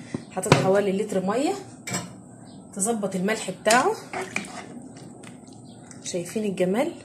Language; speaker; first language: Arabic; native; Arabic